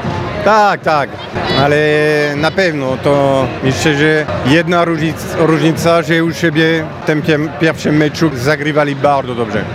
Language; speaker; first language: Polish; non-native, fluent; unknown